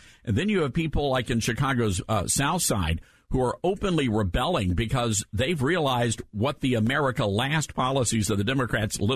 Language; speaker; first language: English; native; English